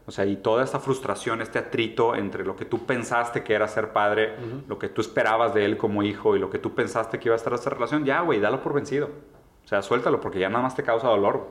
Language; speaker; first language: Spanish; early bilingual, other home language; Portuguese